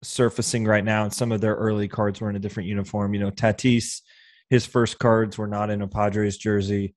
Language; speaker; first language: English; native; English